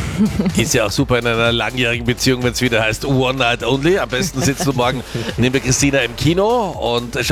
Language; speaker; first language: German; native; German